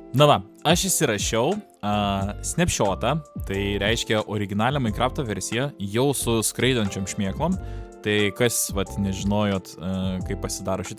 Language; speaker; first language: Lithuanian; native; Lithuanian